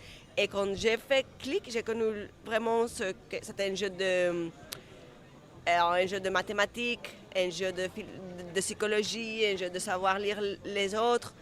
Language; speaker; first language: French; non-native, fluent; Spanish